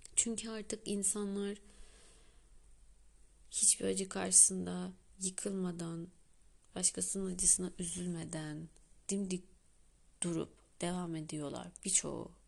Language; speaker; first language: Turkish; native; Turkish